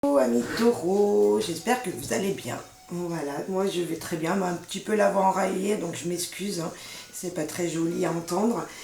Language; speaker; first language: French; native; French